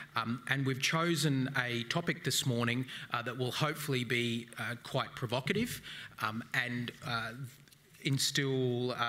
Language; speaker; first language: English; native; English